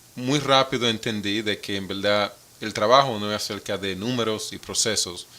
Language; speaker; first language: Spanish; early bilingual, other home language; English